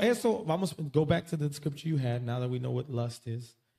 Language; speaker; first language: English; early bilingual, other home language; Spanish